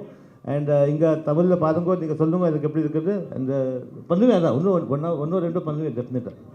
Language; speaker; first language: Tamil; early bilingual, heritage; Tamil